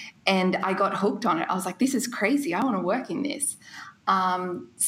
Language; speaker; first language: English; native; English